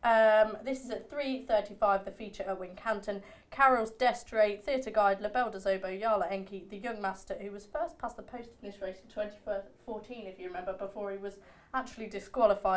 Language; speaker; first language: English; native; English